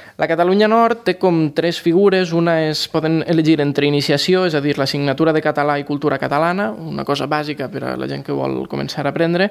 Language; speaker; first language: Catalan; native; Catalan